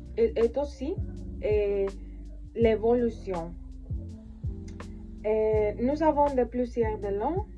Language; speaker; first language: French; non-native, learner; Spanish